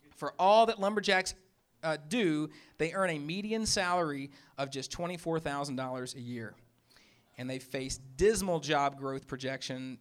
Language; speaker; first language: English; native; English